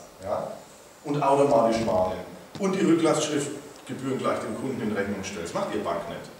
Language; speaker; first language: German; native; German